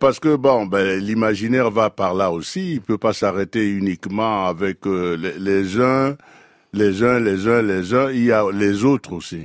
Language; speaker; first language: French; non-native, local second language; Duala